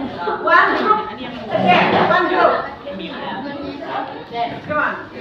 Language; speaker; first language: English; non-native, learner; Indonesian